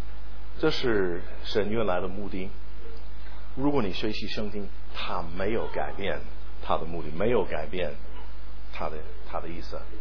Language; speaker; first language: Chinese; non-native, fluent; English